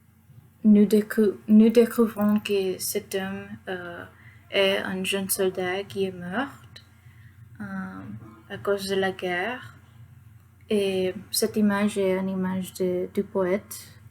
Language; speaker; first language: French; non-native, fluent; Spanish